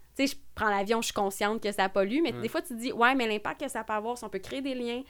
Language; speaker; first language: French; native; French